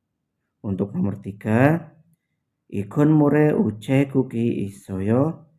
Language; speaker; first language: Korean; non-native, learner; Indonesian